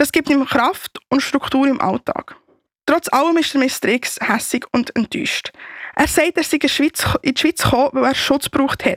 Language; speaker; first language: German; native; German